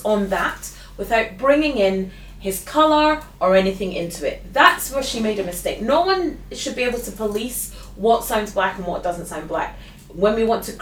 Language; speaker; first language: English; native; English